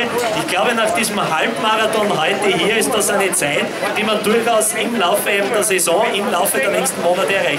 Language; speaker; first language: German; native; German